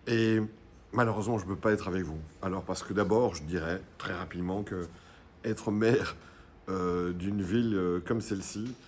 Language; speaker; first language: French; native; French